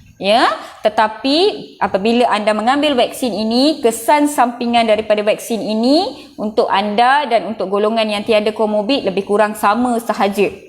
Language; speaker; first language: Malay; non-native, local second language; Tamil